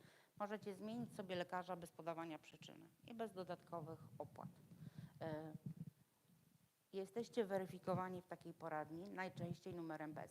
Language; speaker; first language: Polish; native; Polish